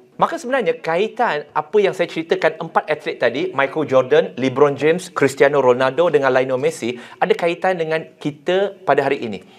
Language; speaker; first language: Malay; non-native, local second language; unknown